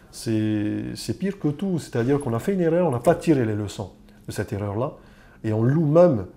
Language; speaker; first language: French; native; French